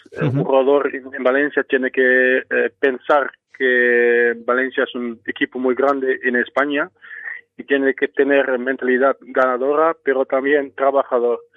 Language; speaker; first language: Spanish; non-native, fluent; Dutch